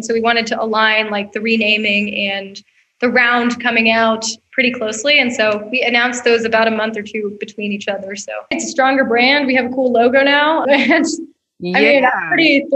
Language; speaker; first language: English; native; English